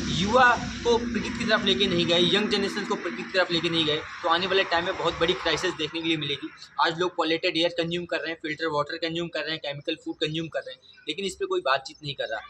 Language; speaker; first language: Hindi; native; Hindi